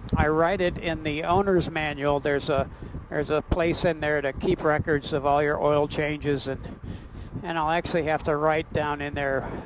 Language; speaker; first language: English; native; English